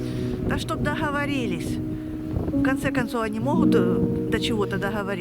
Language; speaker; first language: Russian; native; Russian